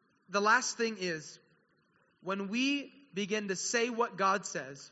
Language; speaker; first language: English; native; English